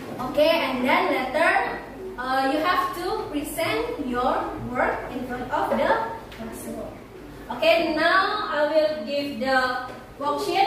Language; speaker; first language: English; non-native, fluent; Indonesian